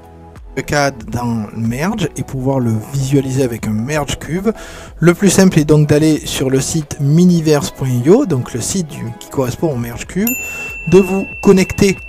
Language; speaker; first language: French; native; French